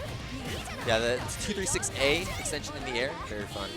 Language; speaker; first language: English; native; English